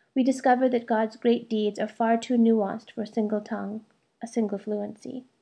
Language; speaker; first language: English; early bilingual, other home language; Malayalam